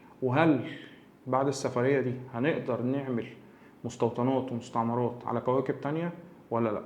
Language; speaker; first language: Arabic; native; Arabic